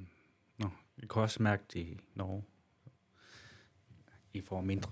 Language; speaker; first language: Danish; non-native, local second language; Kalaallisut